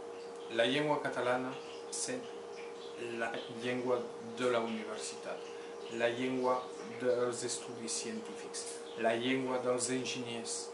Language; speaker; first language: Catalan; non-native, local second language; French